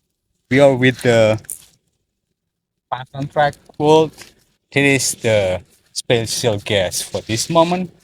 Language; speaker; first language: English; non-native, learner; Indonesian